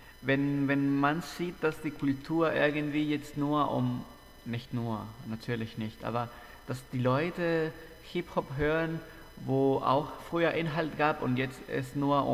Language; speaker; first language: German; non-native, fluent; Spanish